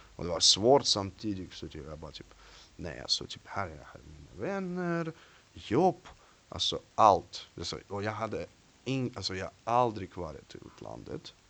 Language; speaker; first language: Swedish; non-native, fluent; Russian